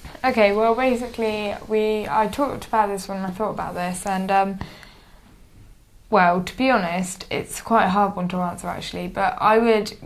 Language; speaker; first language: English; native; English